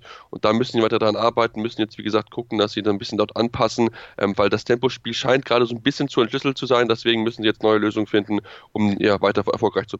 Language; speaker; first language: German; native; German